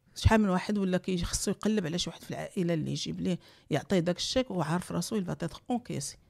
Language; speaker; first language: Arabic; native; Arabic